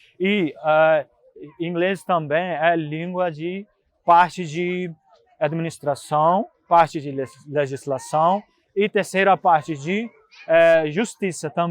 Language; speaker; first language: Portuguese; non-native, fluent; Punjabi